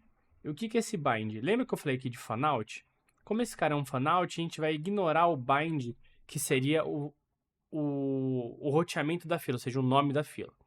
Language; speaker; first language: Portuguese; native; Portuguese